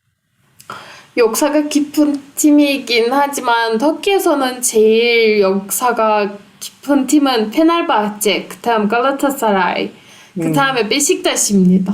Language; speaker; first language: Korean; non-native, fluent; Turkish